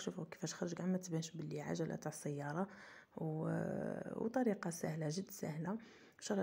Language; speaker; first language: Arabic; native; Arabic